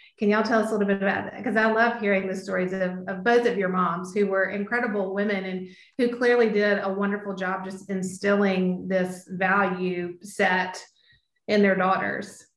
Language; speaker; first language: English; native; English